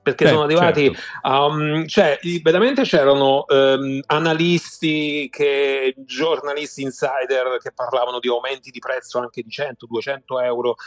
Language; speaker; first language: Italian; native; Italian